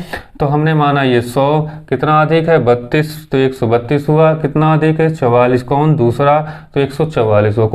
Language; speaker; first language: Hindi; native; Hindi